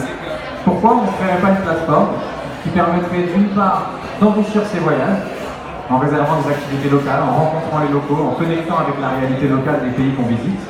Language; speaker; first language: French; native; French